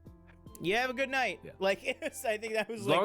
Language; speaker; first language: English; native; English